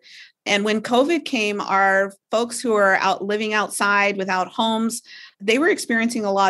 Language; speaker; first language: English; native; English